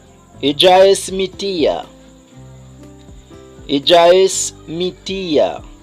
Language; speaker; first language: Spanish; non-native, fluent; Haitian Creole